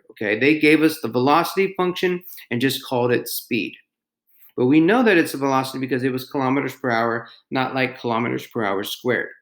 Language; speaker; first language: English; native; English